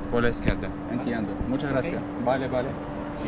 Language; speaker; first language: Spanish; non-native, learner; Russian